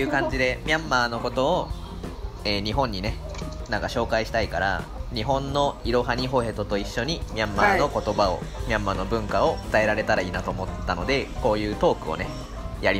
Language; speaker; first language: Japanese; native; Japanese